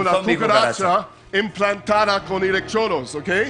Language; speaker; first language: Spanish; non-native, fluent; English